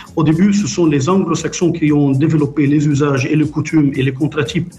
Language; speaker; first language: French; non-native, local second language; Arabic